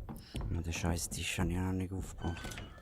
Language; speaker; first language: German; native; German